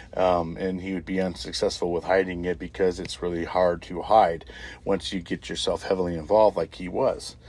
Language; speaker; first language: English; native; English